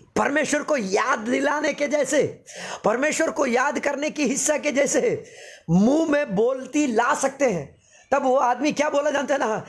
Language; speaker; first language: Hindi; non-native, local second language; Telugu